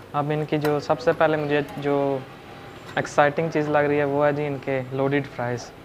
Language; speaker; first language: Urdu; non-native, local second language; Punjabi